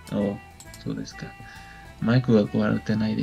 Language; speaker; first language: Japanese; non-native, learner; Spanish